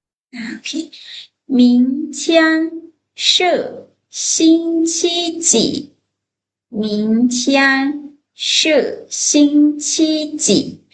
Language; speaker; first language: Chinese; non-native, fluent; Lao